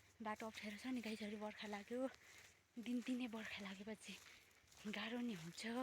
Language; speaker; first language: Nepali; native; Nepali